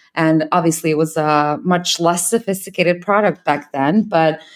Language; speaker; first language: English; non-native, fluent; Serbian